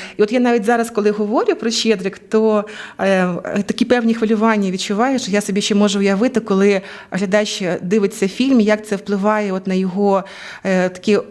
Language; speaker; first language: Ukrainian; native; Ukrainian